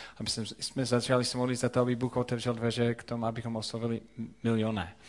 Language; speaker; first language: Czech; non-native, fluent; English